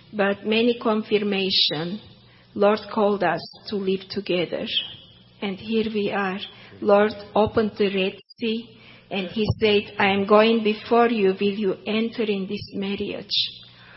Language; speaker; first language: English; non-native, learner; Turkish